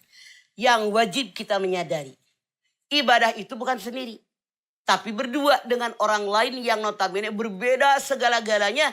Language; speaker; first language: Indonesian; native; Indonesian